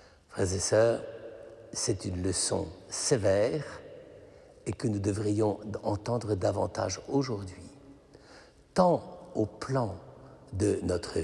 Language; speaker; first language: French; native; French